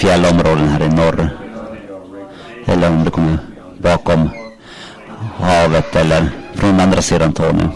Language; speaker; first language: Swedish; non-native, local second language; Finnish